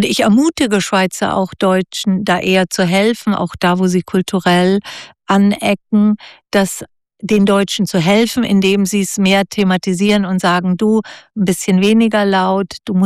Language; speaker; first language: German; native; German